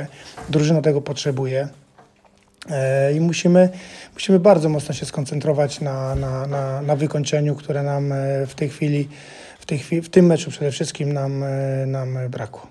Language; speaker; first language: Polish; non-native, fluent; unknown